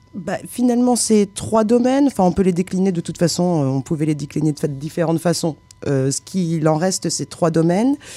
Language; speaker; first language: French; native; French